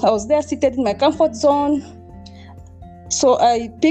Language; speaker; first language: English; non-native, local second language; Bemba